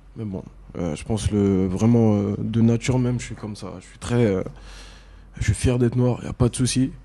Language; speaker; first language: French; native; French